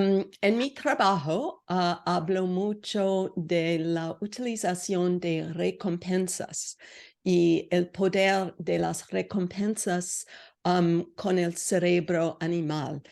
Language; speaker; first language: Spanish; non-native, learner; English